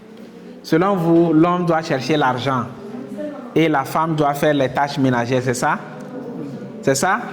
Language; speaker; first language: French; non-native, local second language; Kinyarwanda